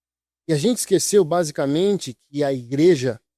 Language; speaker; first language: Portuguese; native; Portuguese